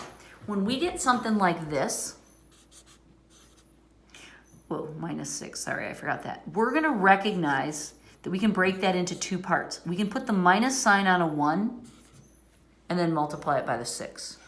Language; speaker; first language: English; native; English